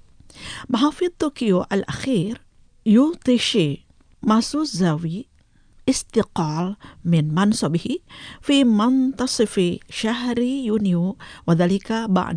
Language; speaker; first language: Arabic; non-native, fluent; Indonesian